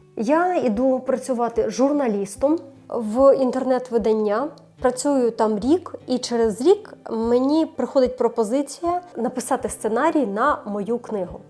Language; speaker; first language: Ukrainian; non-native, local second language; Russian